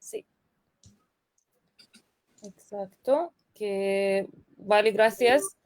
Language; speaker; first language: Spanish; non-native, fluent; Lithuanian